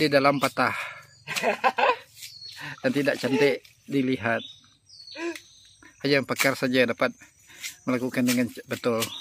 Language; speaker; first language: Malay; non-native, local second language; Iban